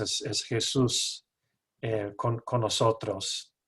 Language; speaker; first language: Spanish; non-native, fluent; English